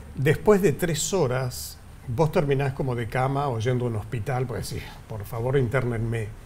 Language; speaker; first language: Spanish; native; Spanish